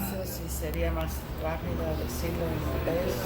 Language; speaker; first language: Spanish; non-native, learner; English